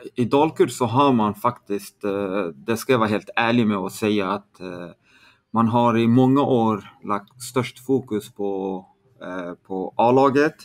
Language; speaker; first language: Swedish; early bilingual, other home language; Kurdish